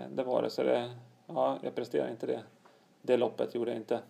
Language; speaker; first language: Swedish; native; Swedish